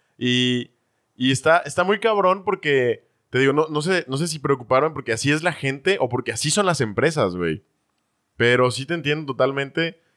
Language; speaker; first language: Spanish; native; Spanish